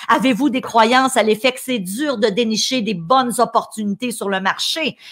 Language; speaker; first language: French; native; French